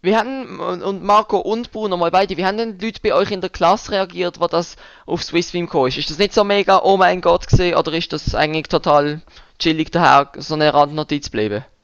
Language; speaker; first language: German; native; German